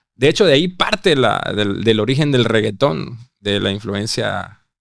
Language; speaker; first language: Spanish; native; Spanish